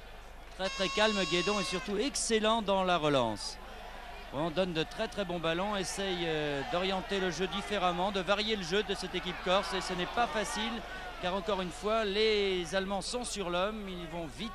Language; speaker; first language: French; native; French